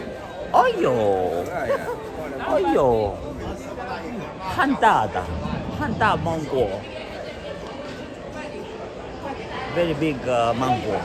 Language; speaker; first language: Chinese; non-native, learner; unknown